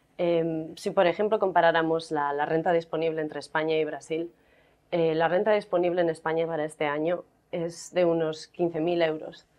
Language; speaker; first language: Spanish; native; Spanish